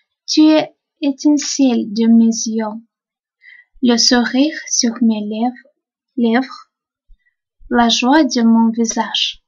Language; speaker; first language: French; non-native, fluent; Russian